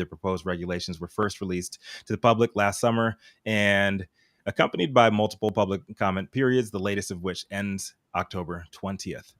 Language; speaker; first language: English; native; English